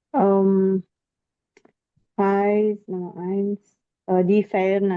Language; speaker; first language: German; non-native, learner; Indonesian